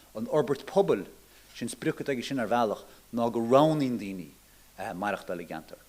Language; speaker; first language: Irish; native; Irish